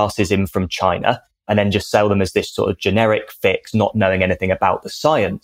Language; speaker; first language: English; native; English